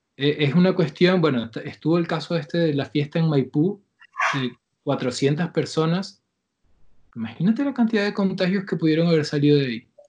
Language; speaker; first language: Spanish; native; Spanish